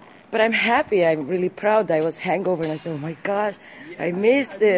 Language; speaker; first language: English; non-native, fluent; Romanian